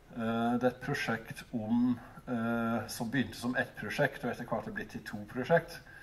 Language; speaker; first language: Norwegian; non-native, fluent; English